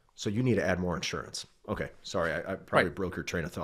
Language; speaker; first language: English; native; English